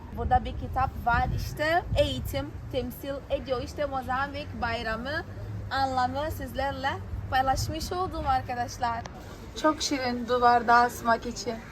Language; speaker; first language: Turkish; native; Turkish